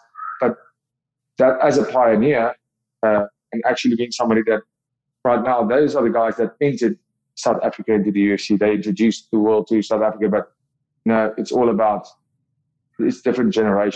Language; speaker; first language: English; non-native, local second language; Afrikaans